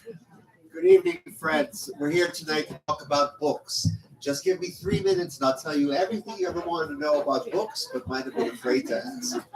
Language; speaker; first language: English; non-native, fluent; Russian